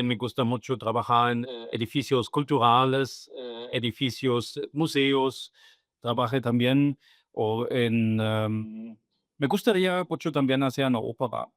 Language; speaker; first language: Spanish; non-native, fluent; German